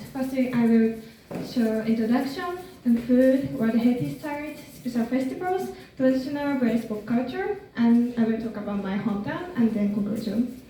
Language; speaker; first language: English; non-native, learner; Japanese